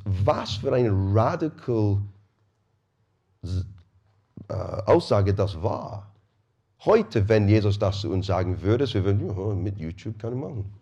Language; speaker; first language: German; non-native, fluent; English